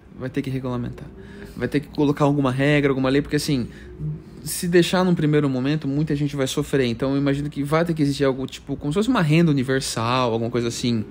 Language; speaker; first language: Portuguese; native; Portuguese